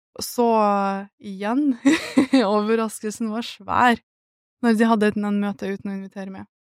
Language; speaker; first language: Norwegian; early bilingual, other home language; Russian